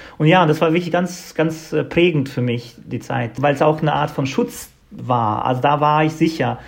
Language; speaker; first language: German; non-native, fluent; Bosnian